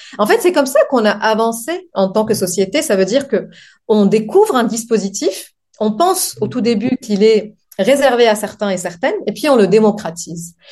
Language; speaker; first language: French; non-native, local second language; Arabic